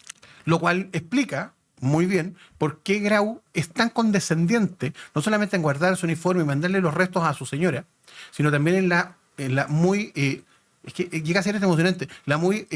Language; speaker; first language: Spanish; native; Spanish